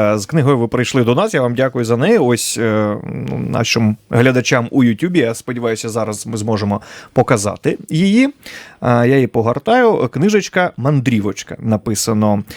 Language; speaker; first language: Ukrainian; native; Ukrainian